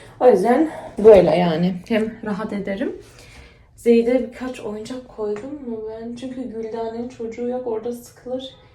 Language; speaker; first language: Turkish; early bilingual, heritage; Turkish